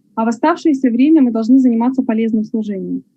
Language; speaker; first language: Russian; native; Russian